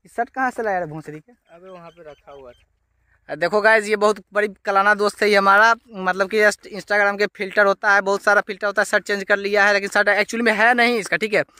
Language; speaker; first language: Hindi; native; Hindi